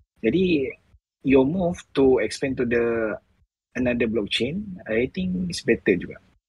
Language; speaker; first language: English; non-native, local second language; Malay